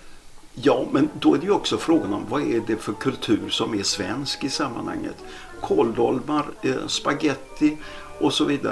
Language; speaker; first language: Swedish; native; Swedish